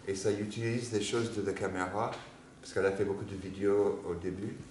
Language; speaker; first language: French; non-native, fluent; English